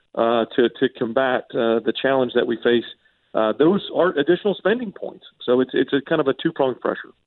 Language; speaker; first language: English; native; English